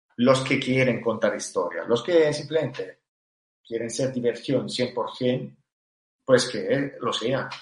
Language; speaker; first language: Spanish; non-native, fluent; Italian